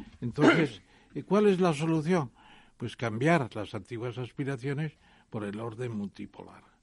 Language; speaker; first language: Spanish; native; Spanish